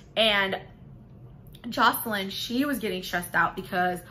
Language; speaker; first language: English; native; English